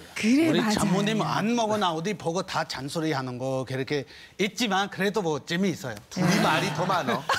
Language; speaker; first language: Korean; non-native, learner; Urdu